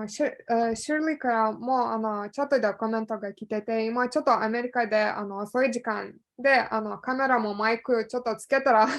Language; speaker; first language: Japanese; non-native, fluent; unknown